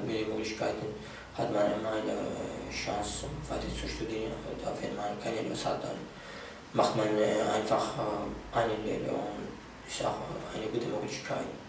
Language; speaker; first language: German; non-native, fluent; Arabic